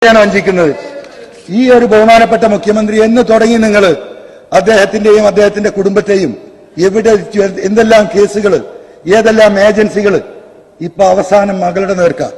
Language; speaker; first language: Malayalam; native; Malayalam